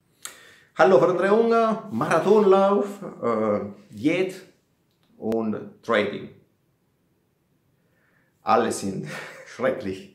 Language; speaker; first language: German; non-native, fluent; Italian